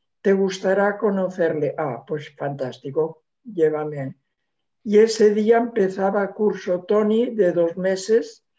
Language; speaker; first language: Spanish; non-native, local second language; Catalan